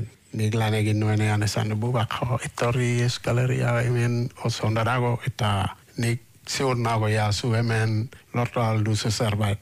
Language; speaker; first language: Basque; non-native, fluent; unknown